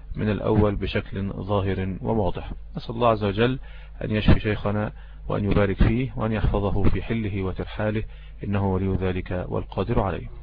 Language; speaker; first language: Arabic; native; Arabic